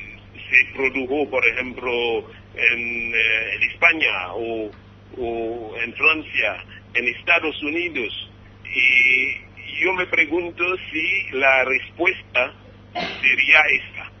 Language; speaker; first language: Spanish; non-native, fluent; Haitian Creole